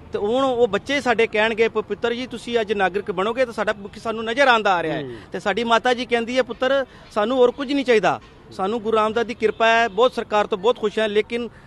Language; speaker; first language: Punjabi; early bilingual, heritage; Punjabi